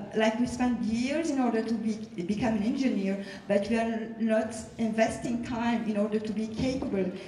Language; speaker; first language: English; non-native, fluent; French